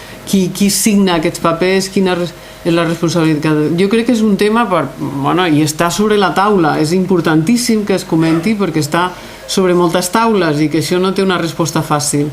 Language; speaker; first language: Catalan; native; Catalan